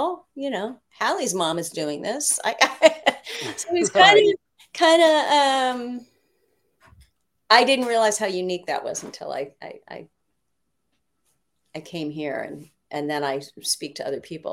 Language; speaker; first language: English; native; English